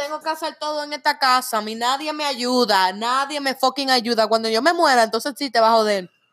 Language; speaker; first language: Spanish; native; Spanish